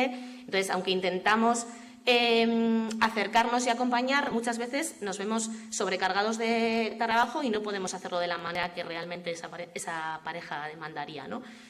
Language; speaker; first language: Spanish; native; Spanish